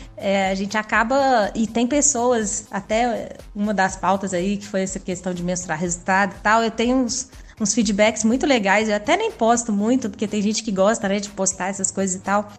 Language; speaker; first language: Portuguese; native; Portuguese